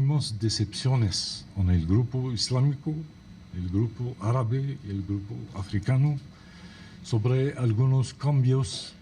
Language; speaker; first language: Spanish; non-native, fluent; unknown